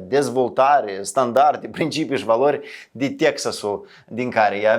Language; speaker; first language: Romanian; native; Romanian